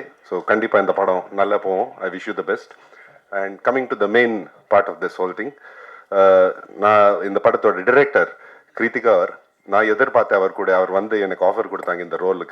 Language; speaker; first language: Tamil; non-native, local second language; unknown